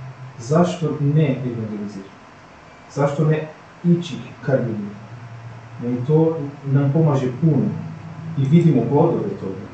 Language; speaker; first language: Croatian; non-native, fluent; Portuguese